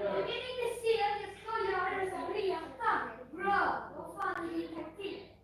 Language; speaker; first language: Swedish; early bilingual, other home language; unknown